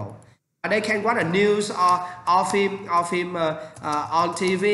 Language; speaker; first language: English; non-native, learner; Vietnamese